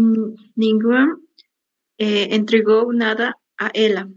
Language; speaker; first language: Portuguese; non-native, learner; Spanish